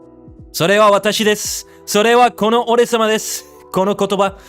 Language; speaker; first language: Japanese; non-native, learner; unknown